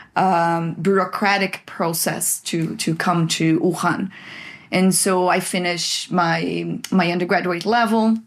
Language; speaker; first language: English; non-native, fluent; Portuguese